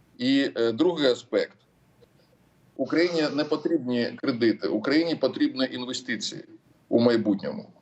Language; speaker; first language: Ukrainian; non-native, local second language; Russian